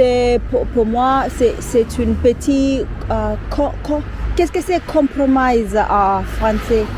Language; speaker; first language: French; non-native, learner; Zulu